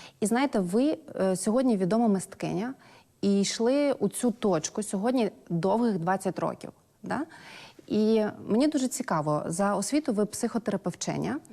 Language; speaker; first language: Ukrainian; native; Ukrainian